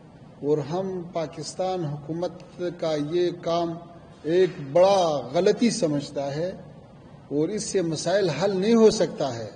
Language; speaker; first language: Hindi; non-native, fluent; Pashto